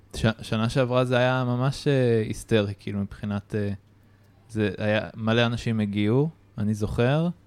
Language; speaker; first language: Hebrew; native; Hebrew